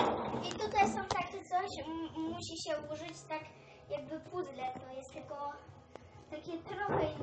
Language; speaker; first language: Polish; early bilingual, heritage; Polish